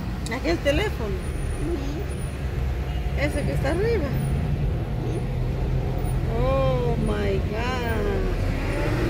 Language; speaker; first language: Spanish; native; Spanish